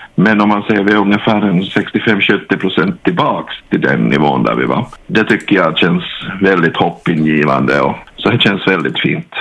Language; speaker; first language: Swedish; native; Swedish